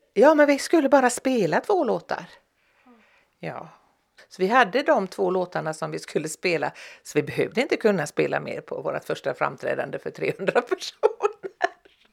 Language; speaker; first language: Swedish; native; Swedish